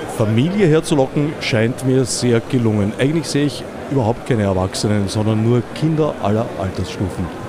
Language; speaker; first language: German; native; German